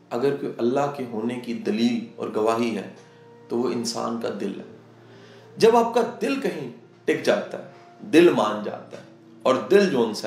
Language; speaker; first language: Urdu; non-native, local second language; Punjabi